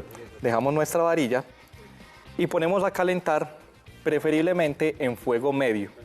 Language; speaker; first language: Spanish; native; Spanish